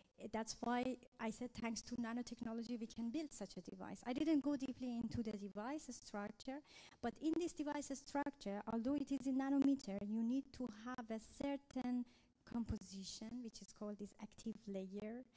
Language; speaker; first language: English; non-native, fluent; Persian